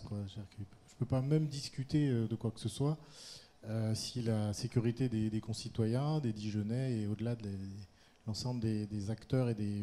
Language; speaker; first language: French; native; French